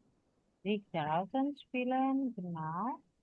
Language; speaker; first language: German; non-native, fluent; Indonesian